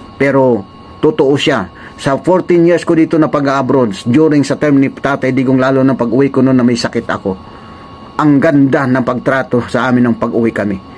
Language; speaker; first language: Filipino; non-native, local second language; Waray